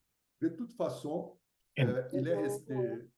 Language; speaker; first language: French; non-native, fluent; Portuguese